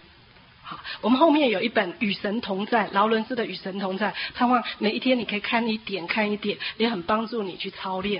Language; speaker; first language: Chinese; native; Chinese